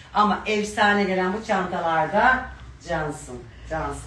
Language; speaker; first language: Turkish; native; Turkish